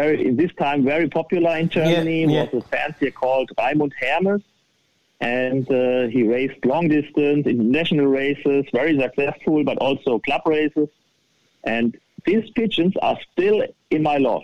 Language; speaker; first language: English; non-native, fluent; German